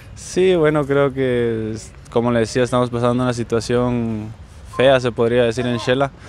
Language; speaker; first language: Spanish; native; Spanish